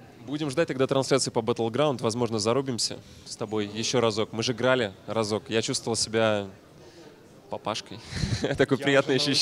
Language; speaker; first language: Russian; native; Russian